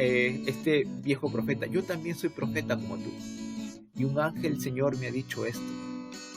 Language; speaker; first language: Spanish; native; Spanish